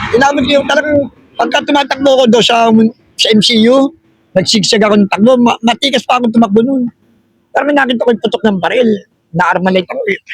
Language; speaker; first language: Filipino; native; Filipino